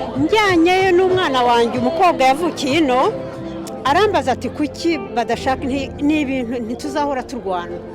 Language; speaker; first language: Kinyarwanda; early bilingual, heritage; Kinyarwanda